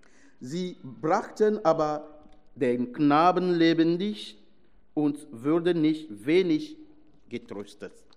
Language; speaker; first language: German; non-native, fluent; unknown